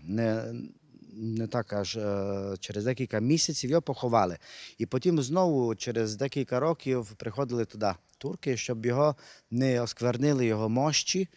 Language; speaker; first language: Ukrainian; non-native, local second language; Hungarian